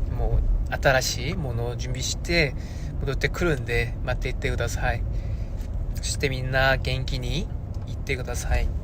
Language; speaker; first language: Japanese; non-native, fluent; Korean